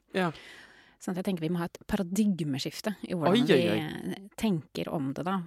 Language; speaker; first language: Norwegian; native; Norwegian